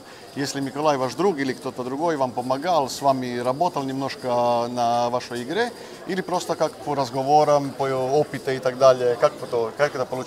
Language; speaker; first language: Russian; early bilingual, heritage; Russian